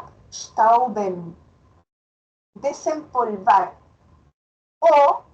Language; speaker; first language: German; non-native, fluent; Spanish